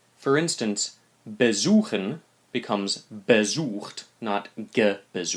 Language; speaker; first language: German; non-native, fluent; English